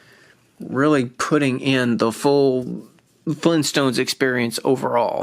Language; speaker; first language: English; native; English